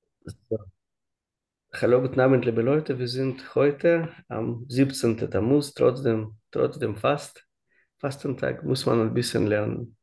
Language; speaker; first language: German; non-native, learner; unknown